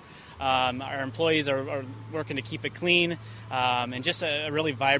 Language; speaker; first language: English; native; English